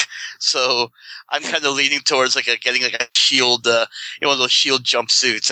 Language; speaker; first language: English; non-native, local second language; Filipino